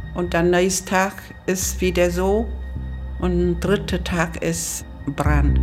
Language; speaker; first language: German; non-native, learner; Vietnamese